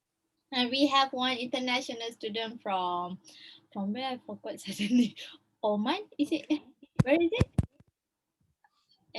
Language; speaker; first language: English; non-native, local second language; Malay